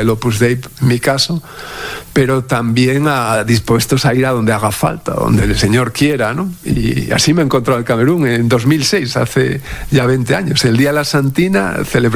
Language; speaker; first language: Spanish; native; Spanish